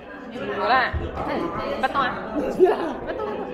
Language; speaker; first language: Chinese; native; Chinese